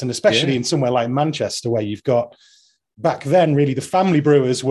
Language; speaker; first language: English; native; English